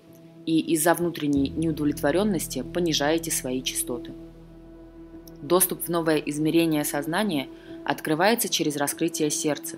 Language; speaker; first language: Russian; native; Russian